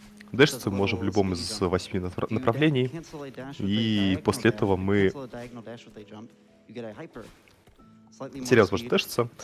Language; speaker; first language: Russian; native; Russian